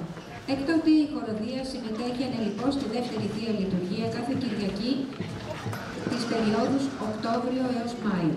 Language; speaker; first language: Greek; native; Greek